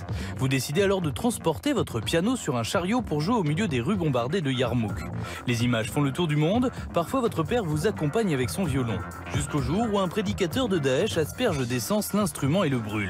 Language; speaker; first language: French; native; French